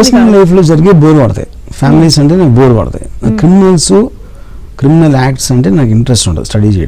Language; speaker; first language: Telugu; native; Telugu